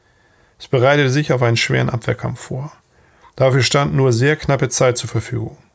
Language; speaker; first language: German; native; German